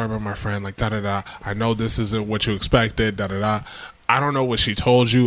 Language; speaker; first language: English; native; English